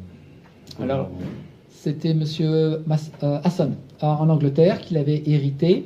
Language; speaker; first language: French; native; French